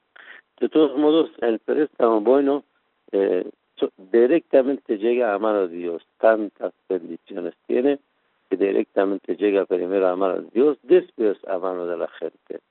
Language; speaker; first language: Spanish; non-native, fluent; Persian